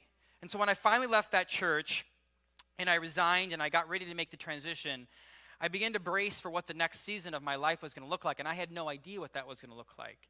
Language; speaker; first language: English; native; English